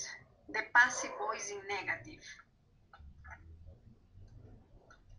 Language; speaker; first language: English; non-native, fluent; Spanish